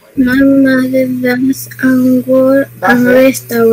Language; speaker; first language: English; non-native, learner; Spanish